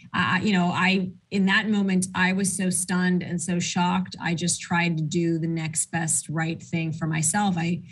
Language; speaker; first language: English; early bilingual, other home language; Arabic